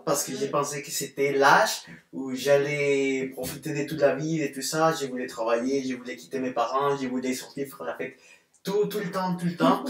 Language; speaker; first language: French; non-native, fluent; Spanish